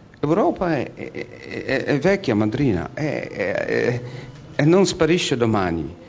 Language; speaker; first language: Italian; non-native, fluent; Polish